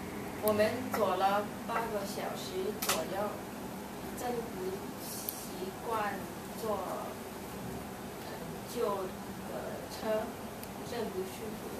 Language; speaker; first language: Chinese; non-native, learner; English